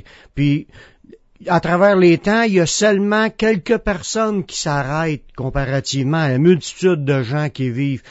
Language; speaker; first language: French; native; French